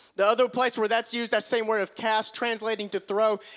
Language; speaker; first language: English; native; English